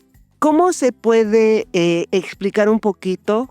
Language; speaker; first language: Spanish; non-native, fluent; English